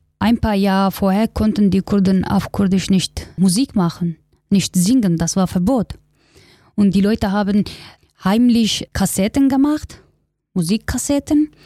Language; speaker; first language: German; non-native, learner; Kurdish